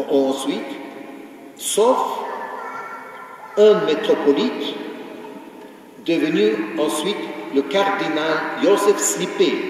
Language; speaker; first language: French; non-native, fluent; Ukrainian